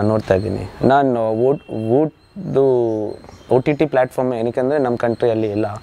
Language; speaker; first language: Kannada; non-native, learner; Nepali